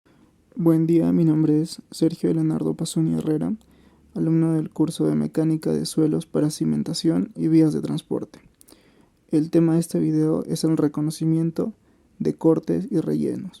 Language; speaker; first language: Spanish; native; Spanish